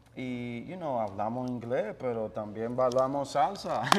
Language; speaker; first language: Spanish; early bilingual, heritage; Spanish